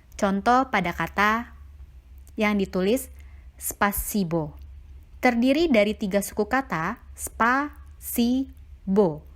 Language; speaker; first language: Indonesian; native; Indonesian